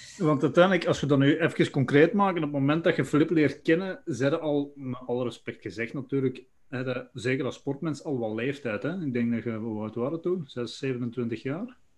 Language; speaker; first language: Dutch; native; Dutch